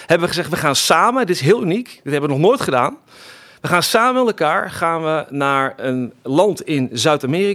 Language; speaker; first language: Dutch; native; Dutch